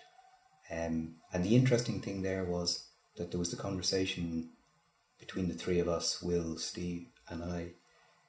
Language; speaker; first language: English; native; English